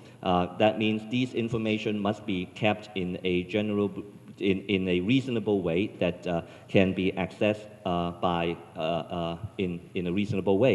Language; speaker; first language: English; non-native, local second language; Cantonese